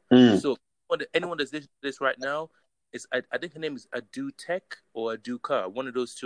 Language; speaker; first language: English; non-native, local second language; Yoruba